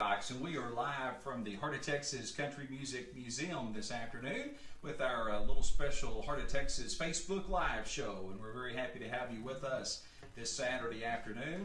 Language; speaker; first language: English; native; English